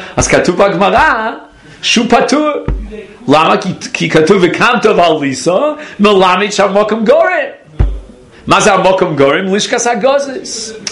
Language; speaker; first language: Hebrew; non-native, fluent; English